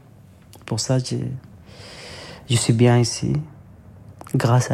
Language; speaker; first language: French; non-native, learner; Arabic